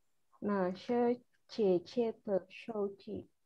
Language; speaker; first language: Chinese; non-native, learner; Indonesian